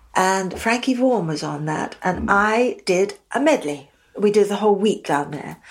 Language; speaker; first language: English; native; English